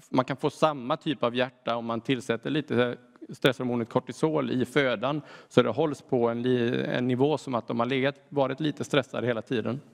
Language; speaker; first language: Swedish; native; Swedish